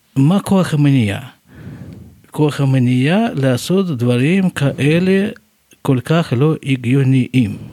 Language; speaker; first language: Hebrew; non-native, fluent; Uzbek